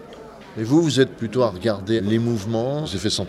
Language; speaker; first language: French; native; French